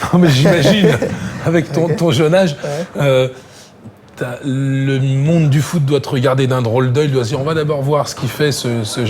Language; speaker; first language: French; native; French